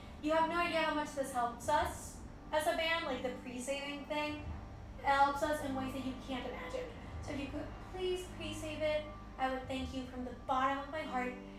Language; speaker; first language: English; non-native, fluent; Spanish